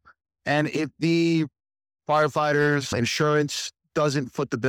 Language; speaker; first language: English; native; English